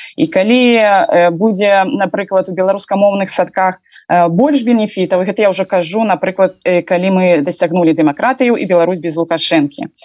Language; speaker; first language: Belarusian; native; Belarusian